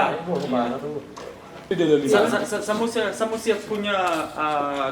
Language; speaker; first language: Indonesian; non-native, learner; English